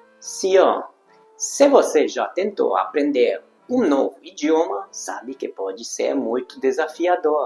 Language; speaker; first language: Portuguese; non-native, fluent; Hungarian